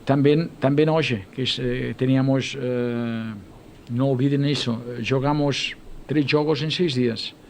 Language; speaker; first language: Portuguese; non-native, fluent; Spanish